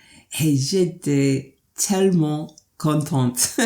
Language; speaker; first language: French; non-native, fluent; English